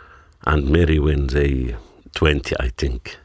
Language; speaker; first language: English; non-native, learner; Arabic